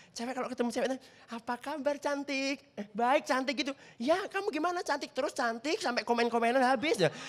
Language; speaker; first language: Indonesian; native; Indonesian